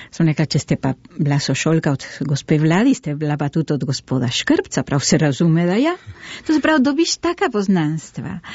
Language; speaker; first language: Slovenian; early bilingual, heritage; Slovenian